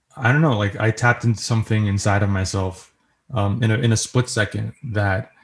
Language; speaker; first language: English; native; English